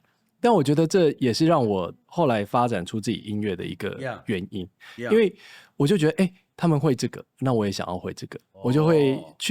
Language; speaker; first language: Chinese; native; Chinese